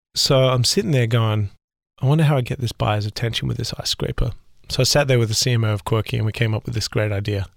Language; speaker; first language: English; native; English